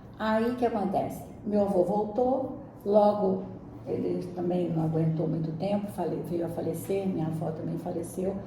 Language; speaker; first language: Portuguese; native; Portuguese